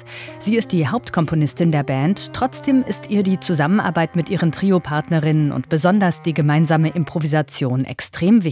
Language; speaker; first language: German; native; German